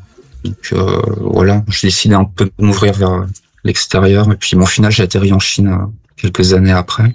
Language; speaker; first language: French; native; French